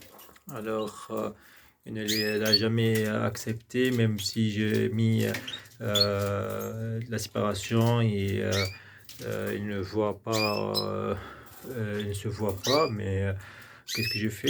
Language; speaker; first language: French; non-native, local second language; Arabic